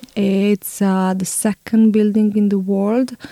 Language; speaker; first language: English; non-native, fluent; Romanian